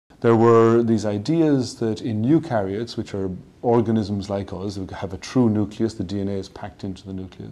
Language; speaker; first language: English; native; English